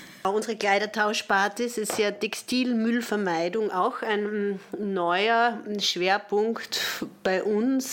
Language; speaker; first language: German; native; German